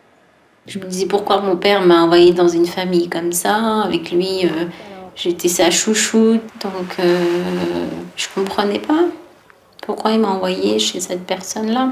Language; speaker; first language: French; early bilingual, other home language; Arabic